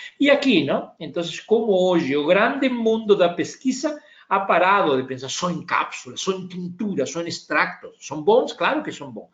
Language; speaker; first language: Portuguese; non-native, fluent; Spanish